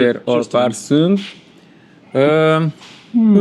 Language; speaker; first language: Romanian; non-native, fluent; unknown